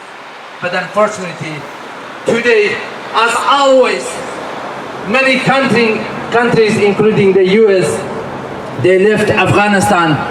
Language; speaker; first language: English; non-native, fluent; Persian